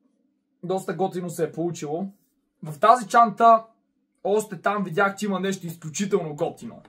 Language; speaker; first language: Bulgarian; native; Bulgarian